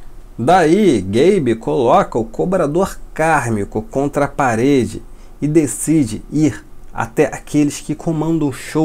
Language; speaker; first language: Portuguese; native; Portuguese